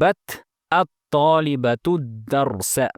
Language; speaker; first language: Arabic; non-native, fluent; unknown